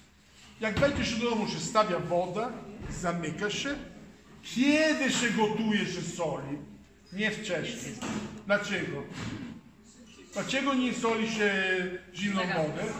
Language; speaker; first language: Polish; non-native, fluent; Italian